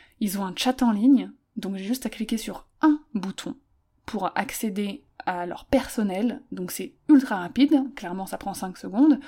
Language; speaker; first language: French; native; French